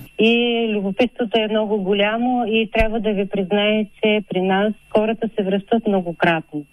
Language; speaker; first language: Bulgarian; native; Bulgarian